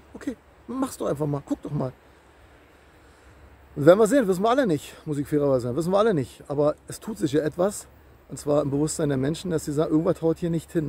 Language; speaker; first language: German; native; German